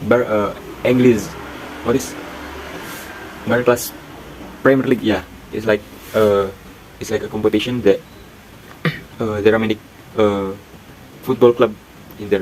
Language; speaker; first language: English; non-native, learner; Indonesian